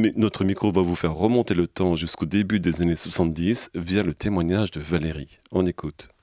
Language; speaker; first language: French; native; French